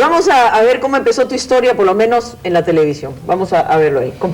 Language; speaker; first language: Spanish; native; Spanish